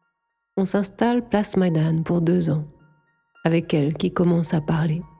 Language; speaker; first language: French; native; French